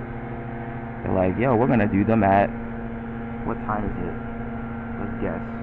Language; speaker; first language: English; native; English